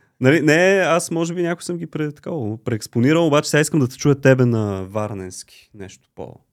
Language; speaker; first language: Bulgarian; native; Bulgarian